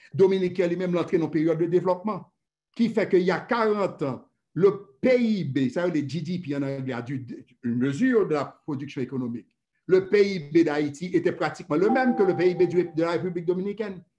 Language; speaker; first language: French; native; French